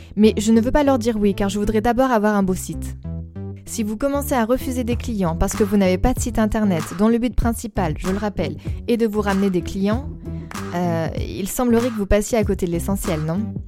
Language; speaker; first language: French; native; French